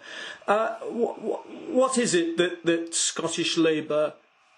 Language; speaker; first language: English; native; English